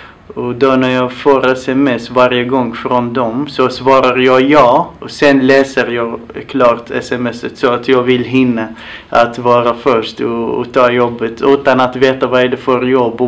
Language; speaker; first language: Swedish; non-native, fluent; Arabic